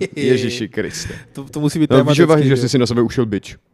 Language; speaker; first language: Czech; non-native, fluent; Urdu